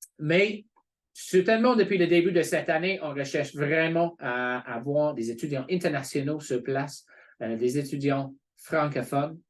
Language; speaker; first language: French; non-native, fluent; English